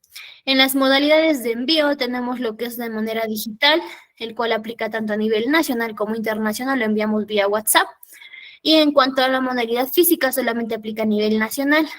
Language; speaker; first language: Spanish; native; Spanish